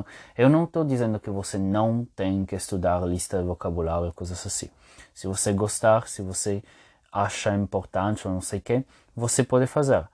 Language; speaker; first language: Portuguese; non-native, fluent; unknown